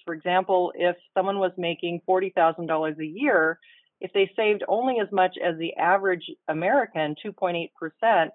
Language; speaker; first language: English; native; English